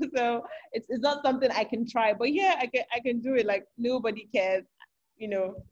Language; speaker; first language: English; non-native, local second language; Yoruba